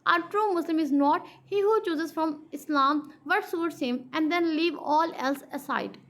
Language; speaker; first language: English; non-native, local second language; Urdu